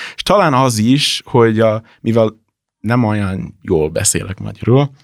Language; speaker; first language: Hungarian; non-native, fluent; English